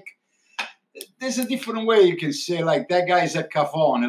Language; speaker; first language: English; non-native, fluent; Italian